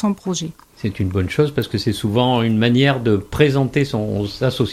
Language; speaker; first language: French; native; French